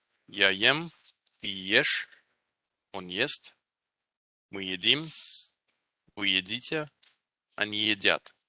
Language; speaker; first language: Russian; non-native, fluent; English